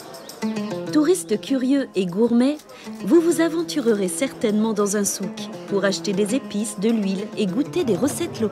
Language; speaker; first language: French; native; French